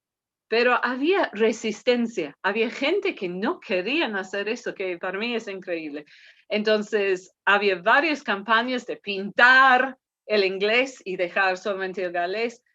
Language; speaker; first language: Spanish; non-native, fluent; English